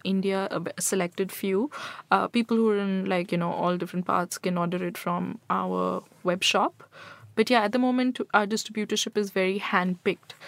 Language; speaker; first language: English; non-native, local second language; Hindi